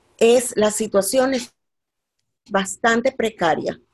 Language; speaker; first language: Spanish; non-native, learner; Swedish